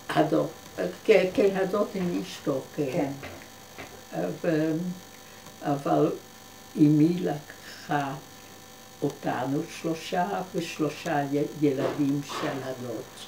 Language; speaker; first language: Hebrew; non-native, fluent; Dutch